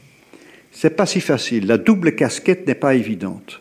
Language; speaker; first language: French; native; French